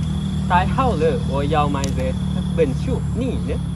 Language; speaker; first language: Chinese; non-native, learner; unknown